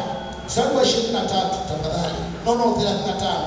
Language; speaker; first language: Swahili; native; Swahili